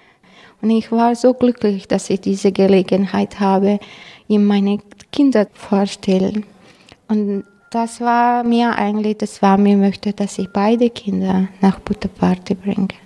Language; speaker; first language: German; non-native, fluent; Croatian